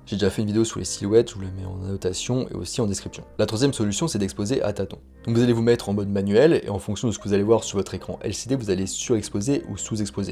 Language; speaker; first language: French; native; French